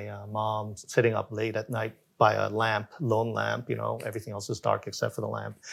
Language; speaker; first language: English; early bilingual, other home language; Korean